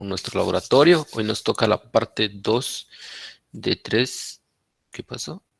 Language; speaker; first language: Spanish; native; Spanish